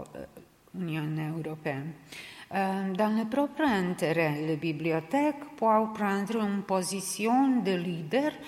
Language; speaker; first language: French; non-native, learner; Serbian